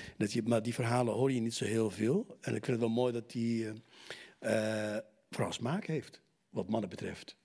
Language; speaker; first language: Dutch; non-native, fluent; Arabic